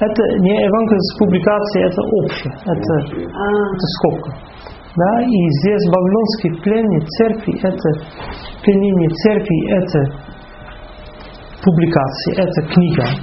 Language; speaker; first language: Russian; non-native, fluent; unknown